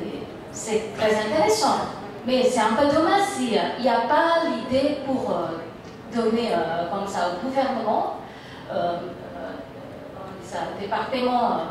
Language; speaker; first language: French; non-native, fluent; Indonesian